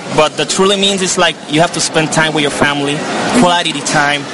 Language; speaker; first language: English; non-native, fluent; Spanish